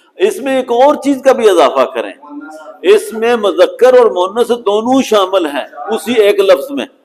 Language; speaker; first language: Urdu; non-native, local second language; Punjabi